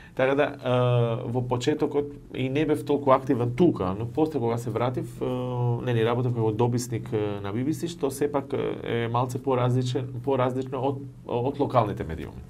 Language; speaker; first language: Macedonian; non-native, local second language; Albanian